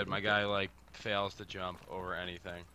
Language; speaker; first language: English; native; English